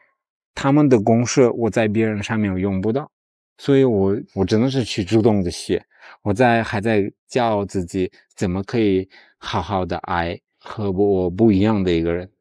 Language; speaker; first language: Chinese; non-native, fluent; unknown